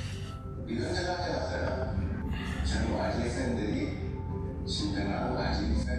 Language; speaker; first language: Korean; native; Korean